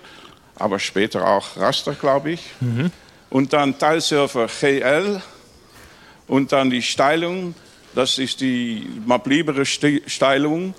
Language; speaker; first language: German; non-native, learner; Dutch